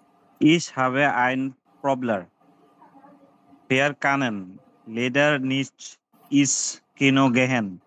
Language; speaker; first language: German; non-native, learner; Bangla